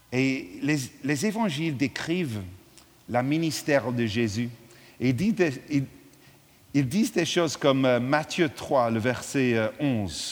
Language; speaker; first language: French; non-native, fluent; English